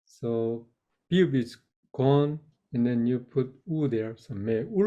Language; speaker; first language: English; non-native, fluent; Korean